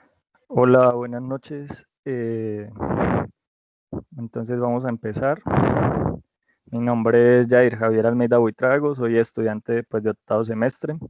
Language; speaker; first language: Spanish; native; Spanish